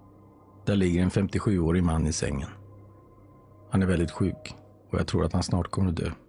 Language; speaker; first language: Swedish; native; Swedish